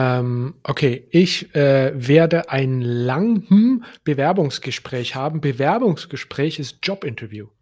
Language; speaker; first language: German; non-native, learner; English